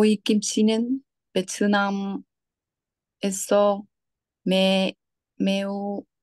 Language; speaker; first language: Korean; non-native, learner; Vietnamese